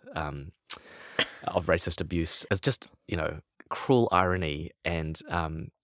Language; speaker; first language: English; native; English